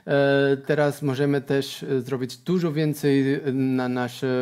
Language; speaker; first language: Polish; non-native, learner; Portuguese